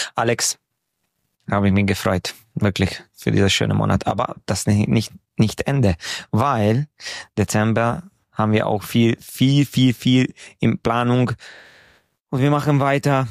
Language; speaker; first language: German; non-native, fluent; Hungarian